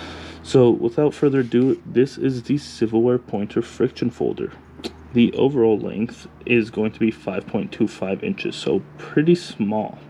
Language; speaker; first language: English; native; English